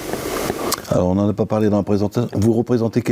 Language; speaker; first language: French; native; French